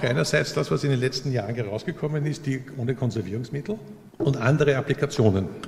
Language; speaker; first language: German; native; German